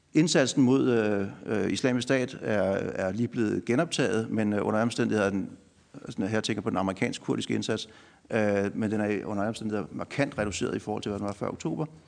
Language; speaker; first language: Danish; native; Danish